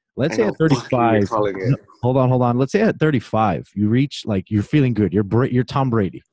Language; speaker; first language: English; native; English